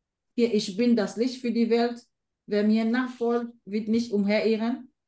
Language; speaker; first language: German; non-native, fluent; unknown